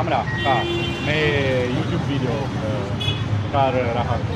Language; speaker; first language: Hindi; non-native, learner; Italian